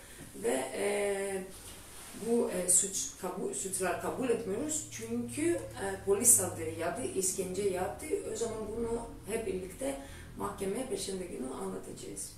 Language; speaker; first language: Turkish; non-native, learner; Greek